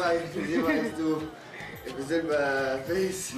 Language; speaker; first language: German; non-native, learner; Arabic